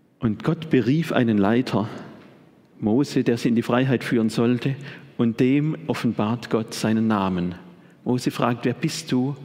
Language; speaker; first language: German; native; German